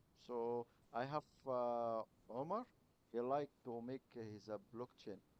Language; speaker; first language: English; non-native, learner; Arabic